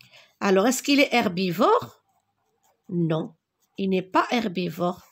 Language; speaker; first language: French; non-native, local second language; Arabic